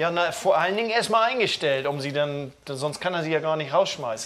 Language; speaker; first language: German; native; German